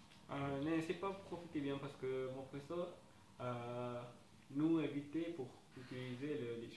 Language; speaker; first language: French; non-native, learner; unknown